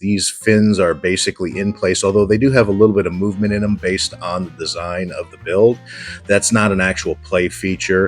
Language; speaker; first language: English; native; English